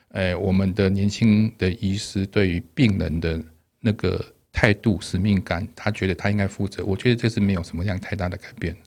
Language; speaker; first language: Chinese; native; Chinese